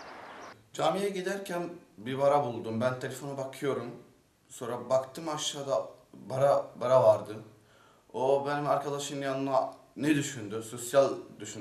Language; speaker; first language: Turkish; non-native, learner; Arabic